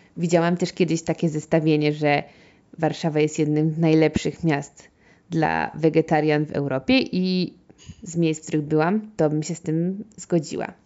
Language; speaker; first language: Polish; native; Polish